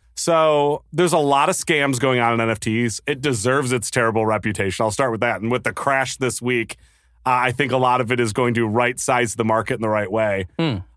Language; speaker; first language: English; native; English